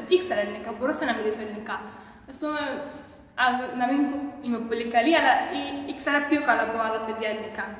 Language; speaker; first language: Greek; early bilingual, other home language; Persian